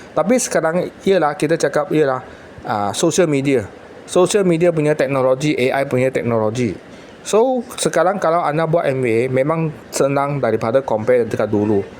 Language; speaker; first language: Malay; non-native, local second language; Chinese